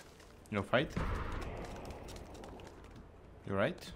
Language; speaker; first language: English; non-native, learner; Russian